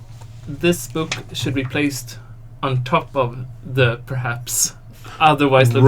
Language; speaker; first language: English; non-native, fluent; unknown